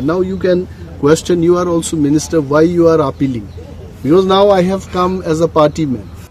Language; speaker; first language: English; non-native, local second language; Kok Borok